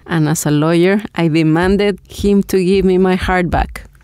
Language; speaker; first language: English; non-native, fluent; Spanish